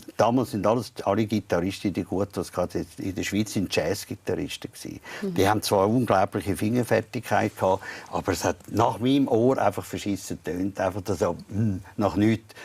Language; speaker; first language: German; native; German